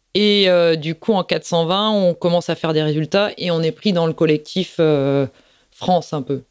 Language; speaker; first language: French; native; French